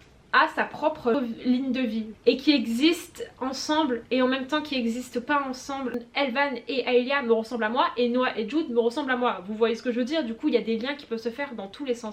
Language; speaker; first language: French; native; French